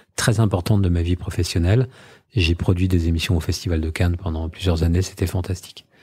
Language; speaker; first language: French; native; French